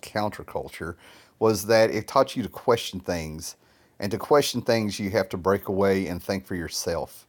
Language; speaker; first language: English; native; English